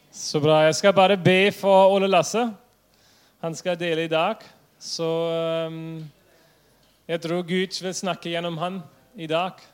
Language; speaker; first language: Norwegian; non-native, fluent; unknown